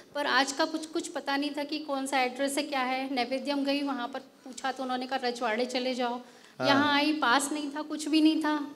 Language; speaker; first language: Hindi; non-native, local second language; Marathi